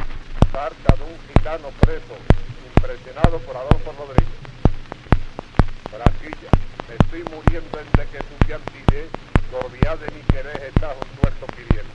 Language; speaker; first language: Spanish; native; Spanish